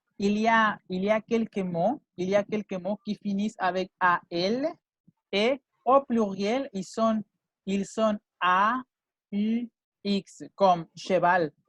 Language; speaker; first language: French; non-native, fluent; Spanish